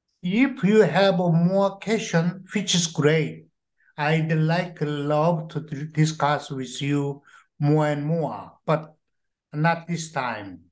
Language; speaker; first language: English; non-native, learner; Korean